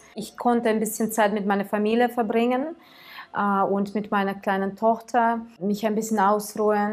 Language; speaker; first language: German; non-native, fluent; Tatar